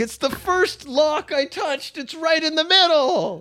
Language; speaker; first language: English; native; English